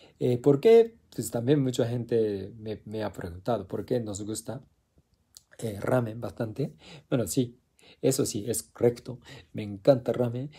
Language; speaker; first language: Spanish; non-native, fluent; Japanese